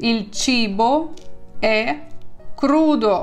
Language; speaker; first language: Italian; non-native, fluent; Ukrainian